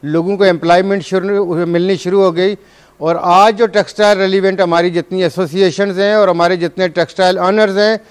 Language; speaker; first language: Urdu; non-native, local second language; Punjabi